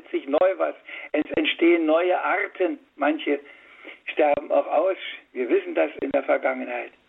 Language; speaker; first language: German; native; German